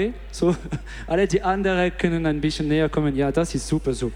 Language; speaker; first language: German; non-native, learner; English